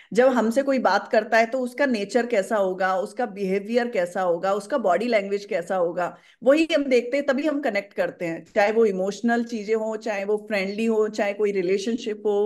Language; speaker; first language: Hindi; native; Hindi